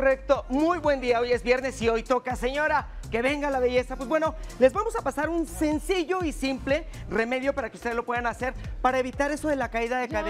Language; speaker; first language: Spanish; native; Spanish